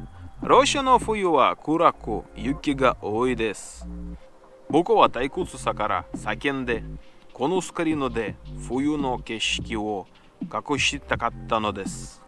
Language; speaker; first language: Japanese; non-native, learner; Russian